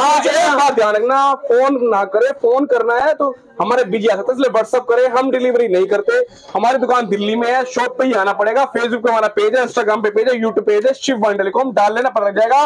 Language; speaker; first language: Hindi; native; Hindi